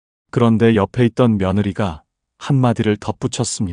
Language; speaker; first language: Korean; native; Korean